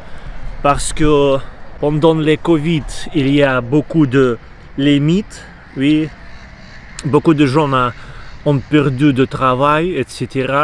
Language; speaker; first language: French; non-native, learner; Russian